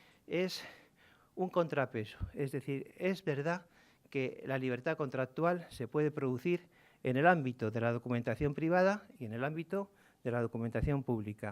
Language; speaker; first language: Spanish; native; Spanish